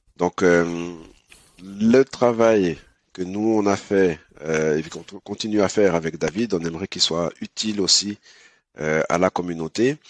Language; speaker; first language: French; early bilingual, other home language; Haitian Creole